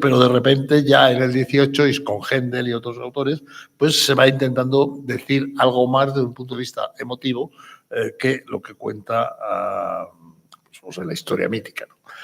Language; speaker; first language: Spanish; native; Spanish